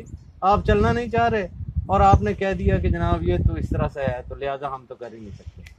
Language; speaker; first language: Urdu; native; Urdu